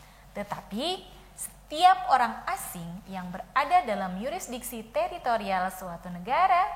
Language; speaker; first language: Indonesian; native; Indonesian